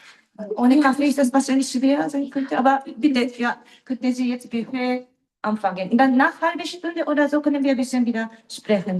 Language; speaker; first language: German; non-native, fluent; Japanese